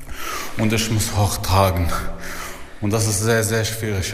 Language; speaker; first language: German; non-native, learner; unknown